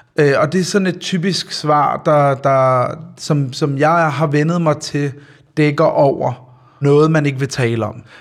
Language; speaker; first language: Danish; early bilingual, other home language; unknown